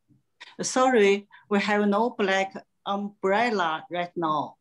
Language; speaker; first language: English; non-native, learner; Chinese